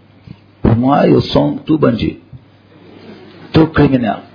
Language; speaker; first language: French; non-native, learner; Portuguese